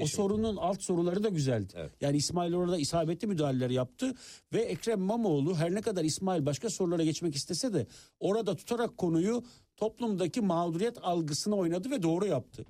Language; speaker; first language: Turkish; native; Turkish